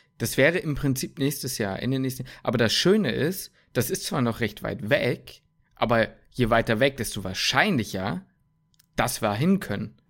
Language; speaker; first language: German; native; German